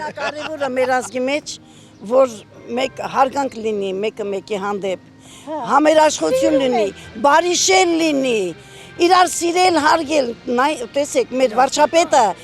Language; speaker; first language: Armenian; native; Armenian